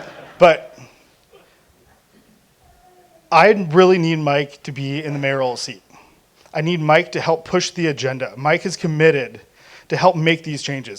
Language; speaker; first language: English; native; English